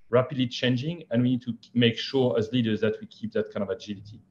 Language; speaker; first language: English; non-native, fluent; French